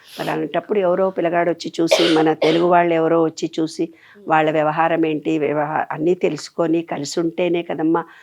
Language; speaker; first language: Telugu; native; Telugu